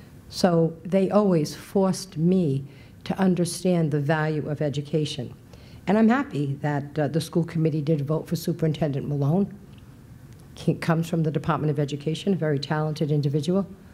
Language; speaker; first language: English; early bilingual, other home language; Portuguese